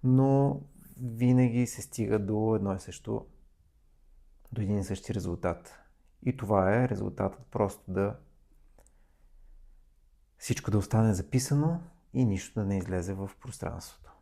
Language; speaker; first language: Bulgarian; native; Bulgarian